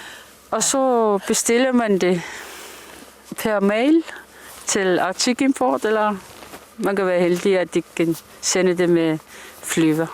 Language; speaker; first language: Danish; non-native, local second language; Kalaallisut